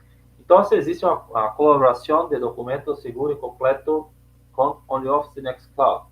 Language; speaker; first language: Spanish; non-native, learner; Portuguese